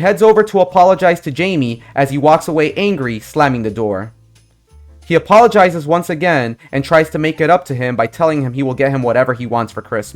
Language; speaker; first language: English; native; English